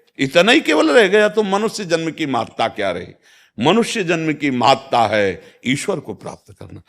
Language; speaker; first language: Hindi; native; Hindi